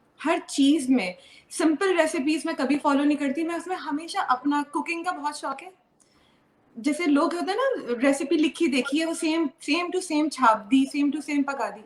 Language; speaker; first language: Urdu; native; Urdu